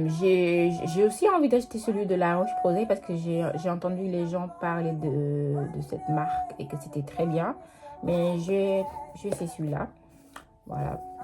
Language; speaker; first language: French; non-native, local second language; Wolof